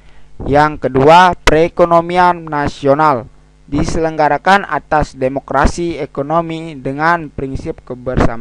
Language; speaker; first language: Indonesian; native; Indonesian